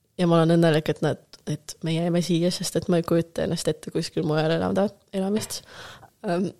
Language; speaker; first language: Estonian; non-native, local second language; Russian